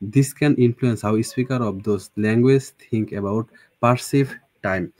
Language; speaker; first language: English; non-native, local second language; Bangla